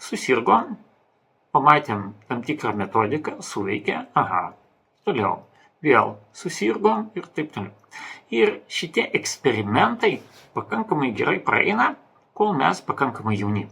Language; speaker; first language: Lithuanian; non-native, local second language; Russian